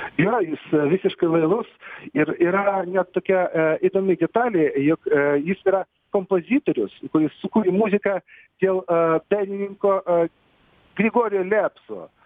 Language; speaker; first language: Lithuanian; non-native, fluent; Russian